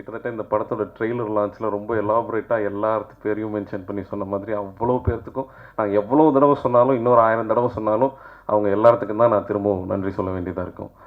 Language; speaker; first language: Tamil; native; Tamil